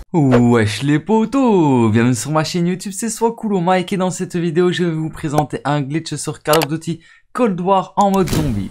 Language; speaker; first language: French; native; French